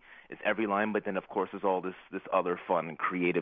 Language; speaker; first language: English; native; English